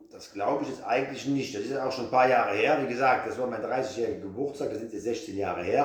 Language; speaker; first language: German; native; German